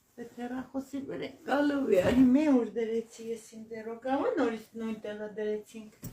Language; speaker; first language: Armenian; native; Armenian